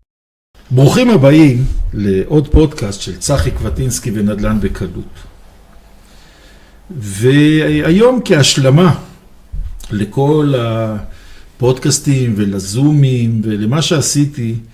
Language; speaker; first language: Hebrew; native; Hebrew